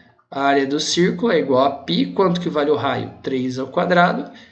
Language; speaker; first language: Portuguese; native; Portuguese